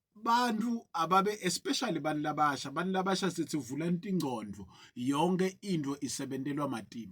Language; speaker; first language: Zulu; non-native, local second language; Swati